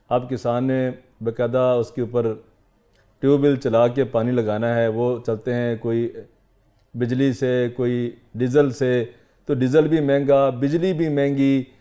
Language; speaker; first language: Urdu; non-native, local second language; Punjabi